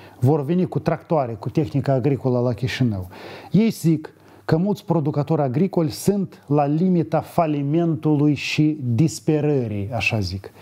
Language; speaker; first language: Romanian; native; Romanian